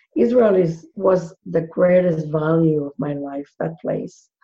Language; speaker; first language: English; non-native, fluent; Hebrew